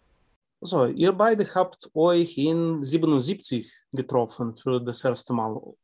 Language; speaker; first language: German; non-native, fluent; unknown